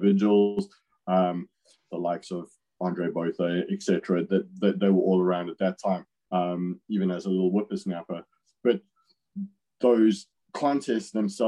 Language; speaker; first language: English; native; English